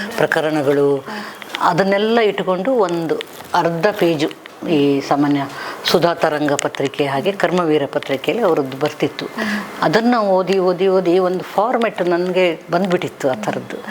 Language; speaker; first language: Kannada; native; Kannada